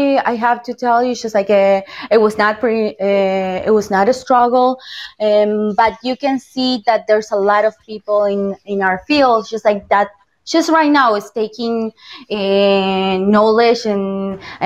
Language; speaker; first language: English; non-native, fluent; Spanish